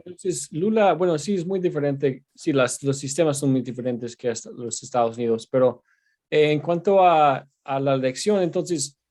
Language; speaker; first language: Spanish; non-native, fluent; English